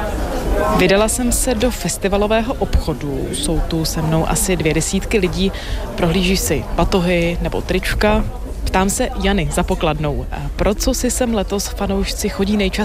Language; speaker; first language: Czech; native; Czech